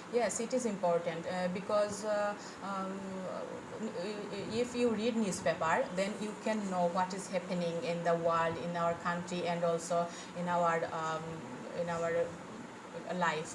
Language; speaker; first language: English; non-native, fluent; Bangla